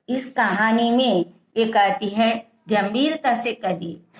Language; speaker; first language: Hindi; non-native, local second language; Telugu